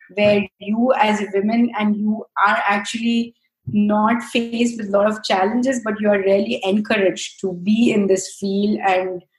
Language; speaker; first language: English; non-native, local second language; Hindi